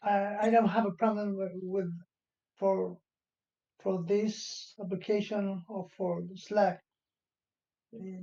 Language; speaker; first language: English; non-native, fluent; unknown